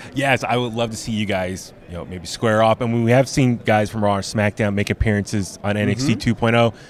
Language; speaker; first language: English; native; English